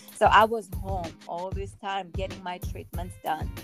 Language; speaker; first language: English; early bilingual, other home language; Armenian